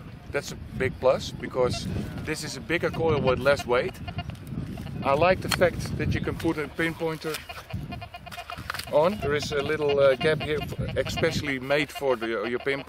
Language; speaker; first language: English; non-native, fluent; Dutch